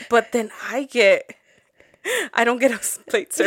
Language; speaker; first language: English; early bilingual, other home language; Spanish